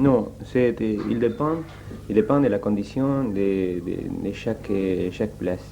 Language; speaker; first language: French; non-native, learner; Spanish